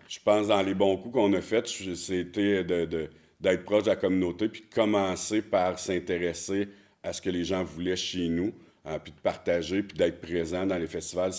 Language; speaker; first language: French; native; French